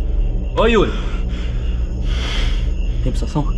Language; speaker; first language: Portuguese; native; Portuguese